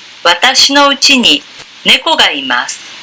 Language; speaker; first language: Japanese; non-native, learner; Indonesian